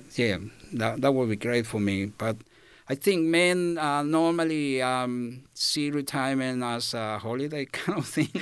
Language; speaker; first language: English; non-native, fluent; Spanish